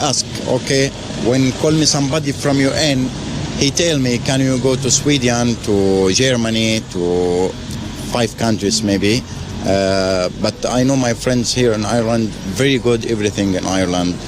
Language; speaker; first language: English; non-native, learner; Arabic